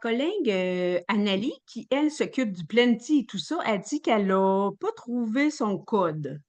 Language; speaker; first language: French; native; French